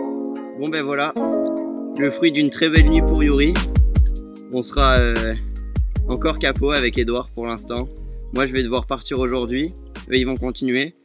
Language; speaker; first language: French; native; French